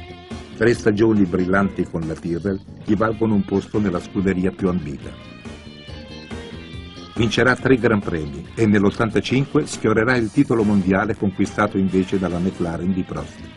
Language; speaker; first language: Italian; native; Italian